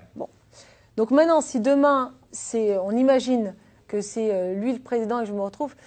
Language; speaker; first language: French; native; French